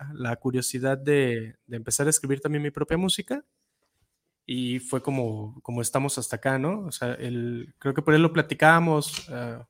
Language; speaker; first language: Spanish; native; Spanish